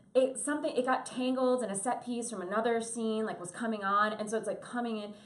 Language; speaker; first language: English; native; English